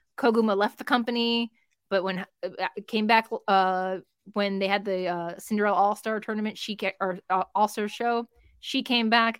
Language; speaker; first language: English; native; English